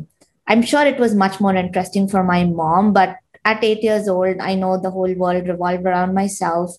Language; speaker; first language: English; non-native, local second language; Kannada